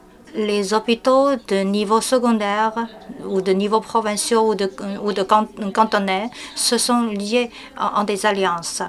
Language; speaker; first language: French; non-native, fluent; Chinese